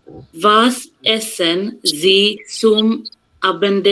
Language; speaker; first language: German; non-native, learner; Bangla